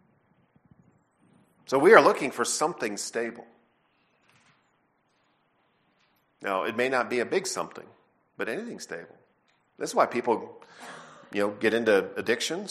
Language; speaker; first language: English; native; English